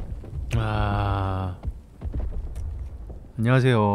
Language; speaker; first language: Korean; native; Korean